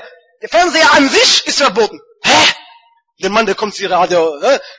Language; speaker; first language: German; non-native, fluent; Arabic